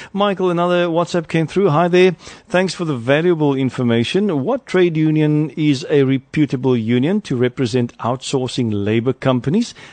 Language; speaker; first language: English; non-native, local second language; Afrikaans